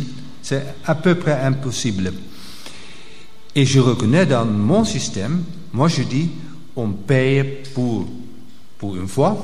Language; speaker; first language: French; non-native, local second language; Dutch